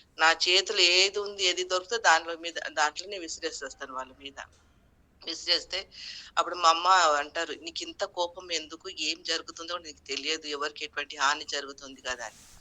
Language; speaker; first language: Telugu; non-native, local second language; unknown